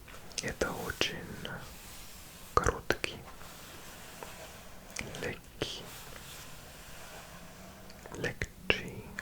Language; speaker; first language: Russian; non-native, learner; English